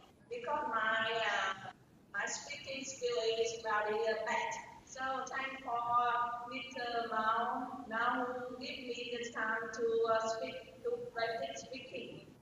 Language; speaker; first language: English; non-native, learner; Vietnamese